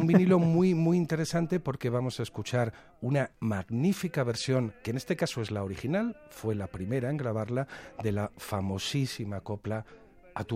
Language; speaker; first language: Spanish; native; Spanish